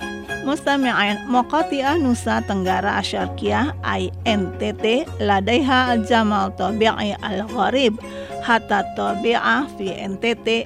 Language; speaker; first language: Arabic; non-native, fluent; Indonesian